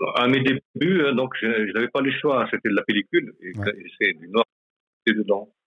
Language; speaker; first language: French; non-native, local second language; Malagasy